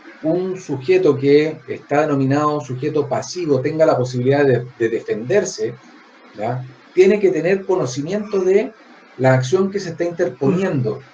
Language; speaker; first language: Spanish; native; Spanish